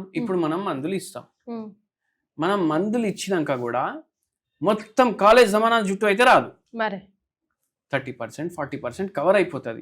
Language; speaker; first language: Telugu; native; Telugu